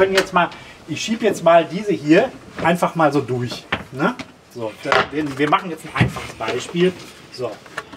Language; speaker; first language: German; native; German